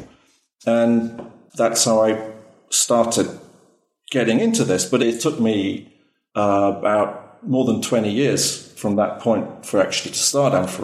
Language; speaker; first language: English; native; English